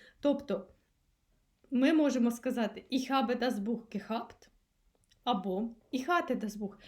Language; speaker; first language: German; non-native, fluent; Ukrainian